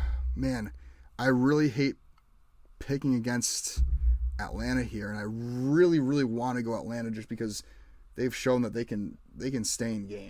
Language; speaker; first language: English; native; English